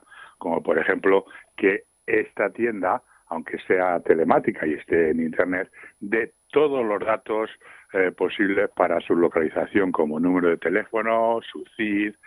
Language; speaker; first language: Spanish; native; Spanish